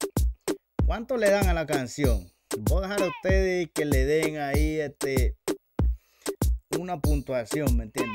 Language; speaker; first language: Spanish; native; Spanish